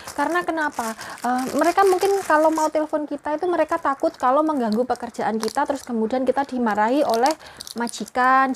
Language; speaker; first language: Indonesian; non-native, local second language; Javanese